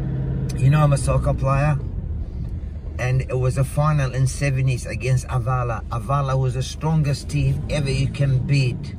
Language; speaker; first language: English; non-native, fluent; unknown